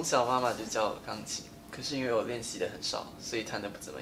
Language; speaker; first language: Chinese; non-native, learner; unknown